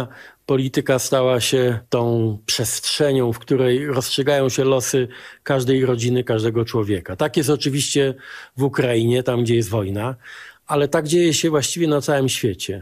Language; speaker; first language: Polish; native; Polish